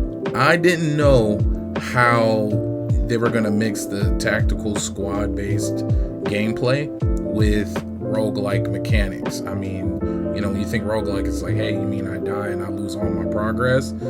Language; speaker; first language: English; native; English